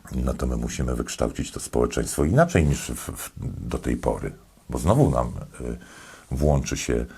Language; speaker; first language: Polish; native; Polish